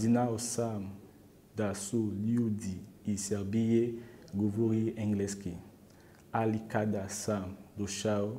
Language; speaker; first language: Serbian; non-native, learner; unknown